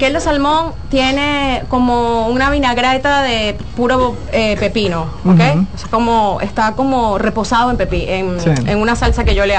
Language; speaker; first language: Spanish; native; Spanish